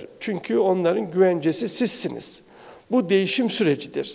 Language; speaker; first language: Turkish; native; Turkish